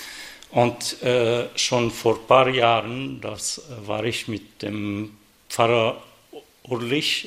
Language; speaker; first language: German; non-native, fluent; Arabic